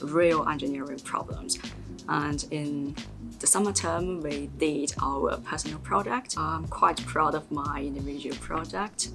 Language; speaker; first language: English; non-native, fluent; Chinese